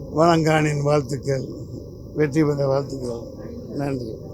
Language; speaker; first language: Tamil; native; Tamil